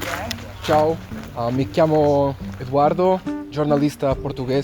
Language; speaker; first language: Italian; non-native, learner; Portuguese